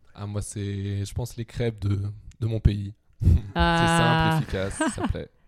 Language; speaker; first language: French; native; French